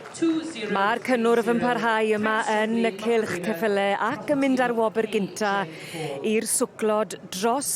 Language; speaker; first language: Welsh; native; Welsh